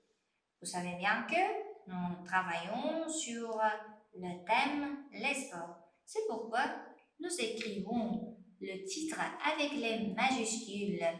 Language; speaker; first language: French; non-native, fluent; Uzbek